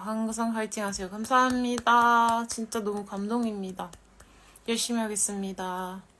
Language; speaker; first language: Korean; non-native, fluent; French